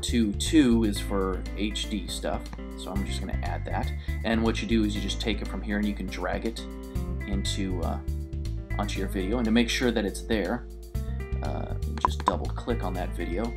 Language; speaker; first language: English; native; English